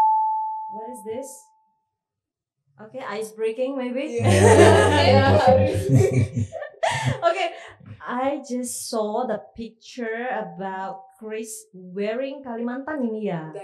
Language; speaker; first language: English; non-native, fluent; Indonesian